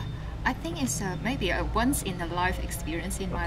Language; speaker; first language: English; non-native, local second language; Cantonese